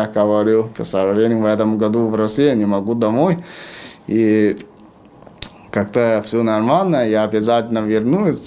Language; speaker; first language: Russian; non-native, learner; Chinese